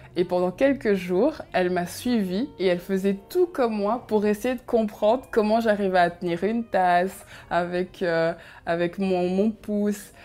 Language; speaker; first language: French; early bilingual, other home language; Kinyarwanda